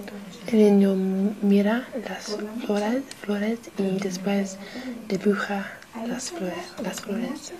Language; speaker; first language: Spanish; non-native, learner; English